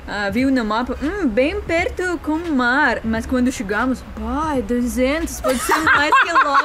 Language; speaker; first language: Portuguese; non-native, learner; Russian